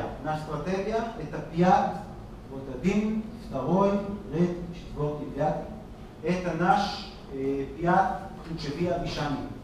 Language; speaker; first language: Russian; non-native, learner; Hebrew